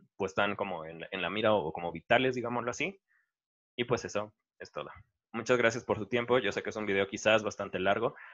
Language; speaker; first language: Spanish; native; Spanish